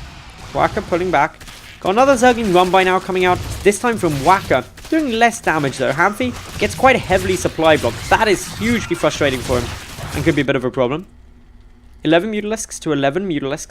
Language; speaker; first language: English; native; English